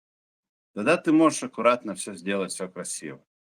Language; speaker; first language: Russian; native; Russian